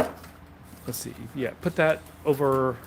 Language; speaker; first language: English; native; English